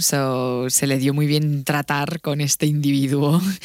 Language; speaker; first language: Spanish; native; Spanish